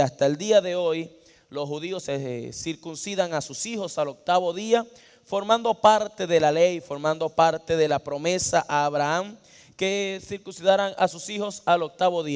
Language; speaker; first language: Spanish; native; Spanish